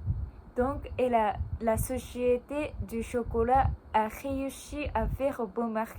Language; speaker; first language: French; non-native, learner; Japanese